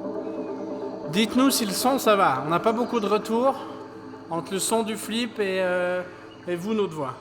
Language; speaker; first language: French; native; French